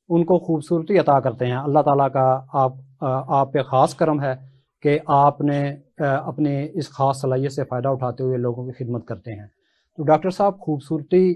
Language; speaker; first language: Urdu; native; Urdu